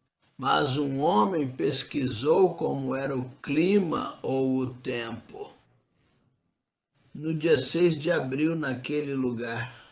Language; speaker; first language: Portuguese; non-native, fluent; English